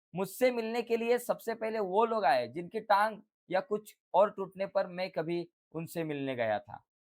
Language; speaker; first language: Hindi; non-native, local second language; Marathi